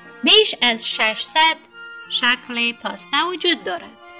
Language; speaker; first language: Persian; native; Persian